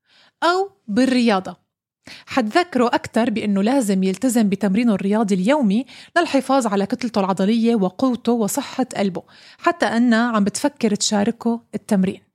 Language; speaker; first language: Arabic; native; Arabic